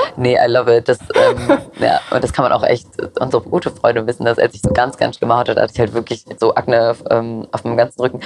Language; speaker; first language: German; early bilingual, other home language; Greek